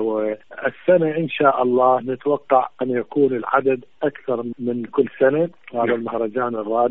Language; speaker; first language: Arabic; native; Arabic